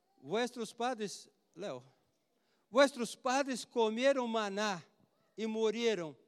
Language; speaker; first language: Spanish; non-native, learner; Portuguese